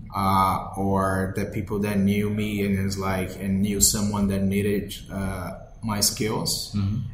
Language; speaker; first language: English; non-native, fluent; Portuguese